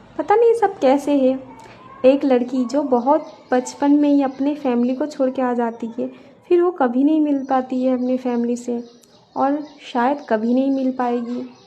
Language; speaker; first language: Hindi; non-native, local second language; Bangla